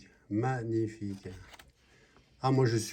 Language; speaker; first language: French; native; French